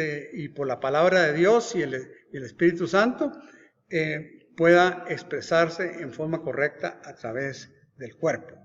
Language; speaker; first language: Spanish; native; Spanish